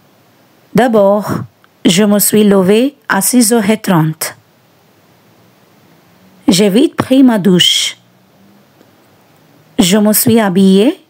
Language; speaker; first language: French; non-native, fluent; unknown